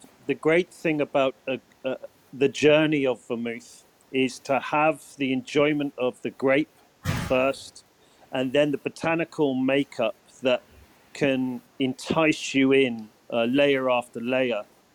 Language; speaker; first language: English; native; English